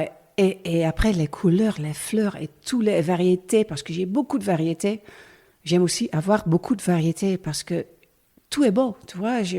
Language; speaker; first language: French; non-native, learner; Dutch